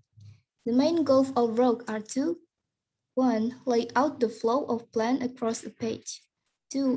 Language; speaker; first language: English; non-native, learner; Indonesian